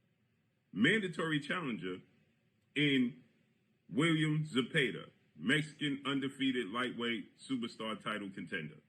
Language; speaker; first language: English; native; English